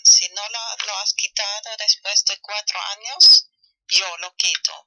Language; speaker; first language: Spanish; non-native, fluent; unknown